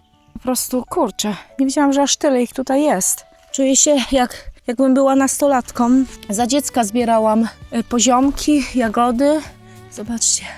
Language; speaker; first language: Polish; native; Polish